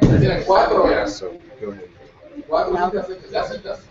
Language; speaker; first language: Spanish; native; Spanish